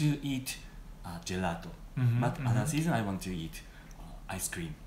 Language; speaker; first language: English; non-native, learner; Japanese